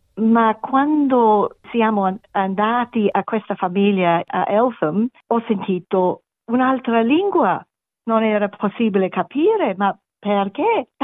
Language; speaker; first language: Italian; non-native, learner; English